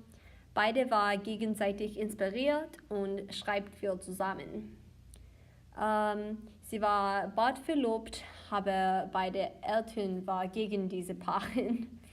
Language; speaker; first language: German; non-native, learner; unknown